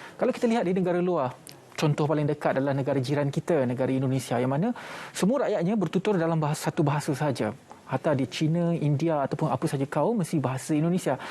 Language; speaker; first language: Malay; native; Malay